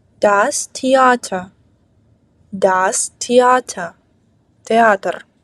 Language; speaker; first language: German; non-native, fluent; Ukrainian